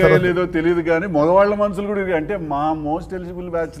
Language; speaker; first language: Telugu; native; Telugu